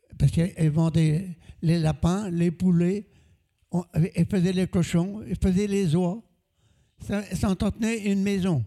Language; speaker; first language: French; native; French